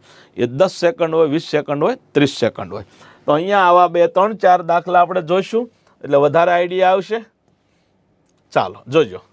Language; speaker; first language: Gujarati; native; Gujarati